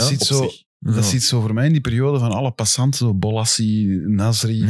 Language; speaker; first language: Dutch; native; Dutch